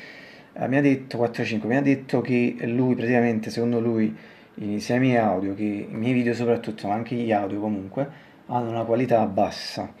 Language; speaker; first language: Italian; native; Italian